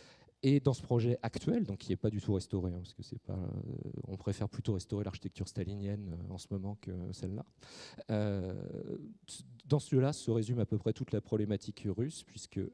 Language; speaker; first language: French; native; French